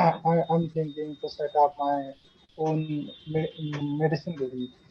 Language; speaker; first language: English; non-native, learner; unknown